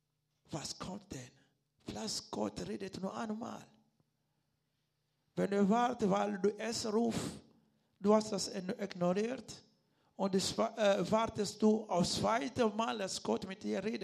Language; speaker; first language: German; non-native, learner; Lingala